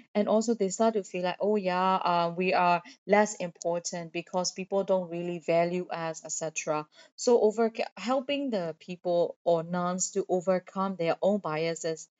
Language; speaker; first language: English; non-native, fluent; Burmese